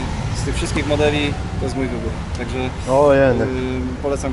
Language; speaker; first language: Polish; native; Polish